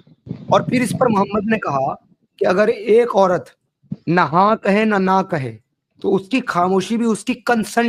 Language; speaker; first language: Hindi; native; Hindi